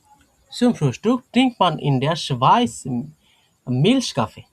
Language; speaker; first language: German; non-native, fluent; Bangla